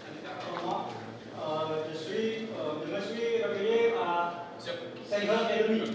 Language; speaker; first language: French; non-native, learner; Indonesian